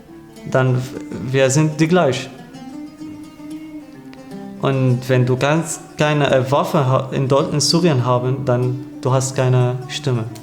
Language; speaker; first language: German; non-native, learner; Arabic